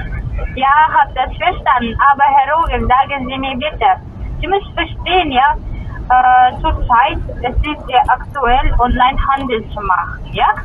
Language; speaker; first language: German; non-native, learner; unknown